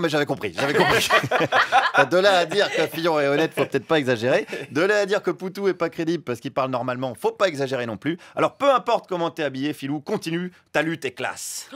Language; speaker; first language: French; native; French